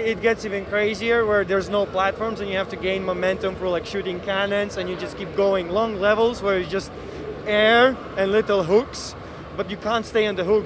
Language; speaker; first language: English; non-native, fluent; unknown